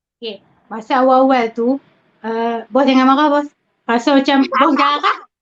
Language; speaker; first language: Malay; native; Malay